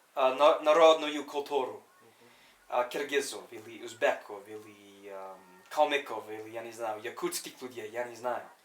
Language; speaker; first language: Russian; non-native, fluent; English